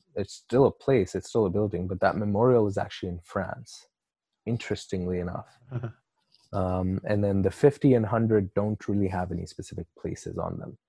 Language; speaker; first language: English; non-native, local second language; Urdu